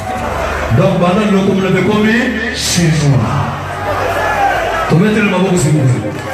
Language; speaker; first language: French; non-native, local second language; Lingala